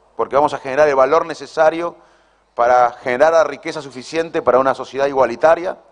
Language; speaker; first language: Spanish; native; Spanish